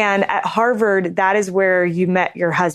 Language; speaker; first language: English; native; English